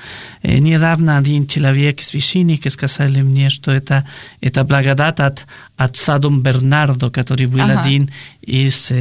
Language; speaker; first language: Russian; non-native, fluent; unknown